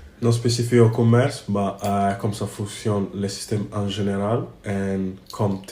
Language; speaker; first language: French; non-native, learner; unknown